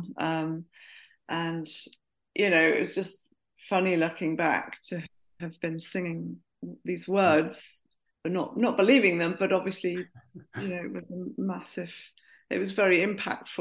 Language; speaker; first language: English; native; English